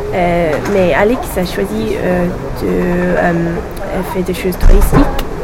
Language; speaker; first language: French; non-native, learner; English